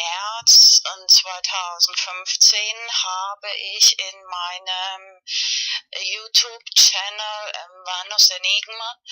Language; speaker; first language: German; non-native, fluent; Spanish